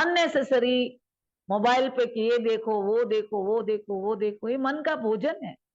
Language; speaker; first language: Hindi; native; Hindi